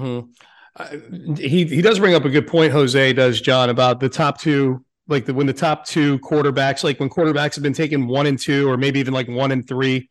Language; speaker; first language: English; native; English